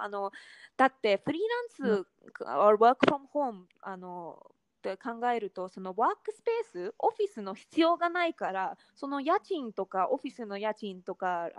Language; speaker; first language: Japanese; non-native, fluent; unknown